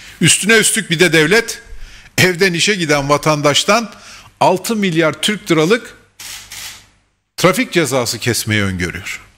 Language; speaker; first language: Turkish; native; Turkish